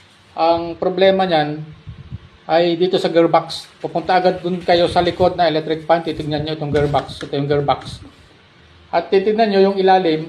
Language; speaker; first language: Filipino; native; Filipino